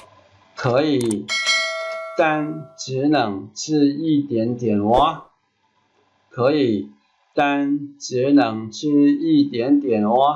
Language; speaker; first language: Chinese; non-native, fluent; Khmer